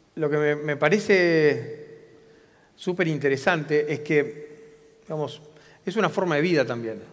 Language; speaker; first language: Spanish; native; Spanish